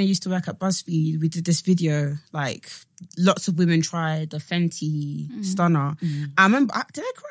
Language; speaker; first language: English; native; English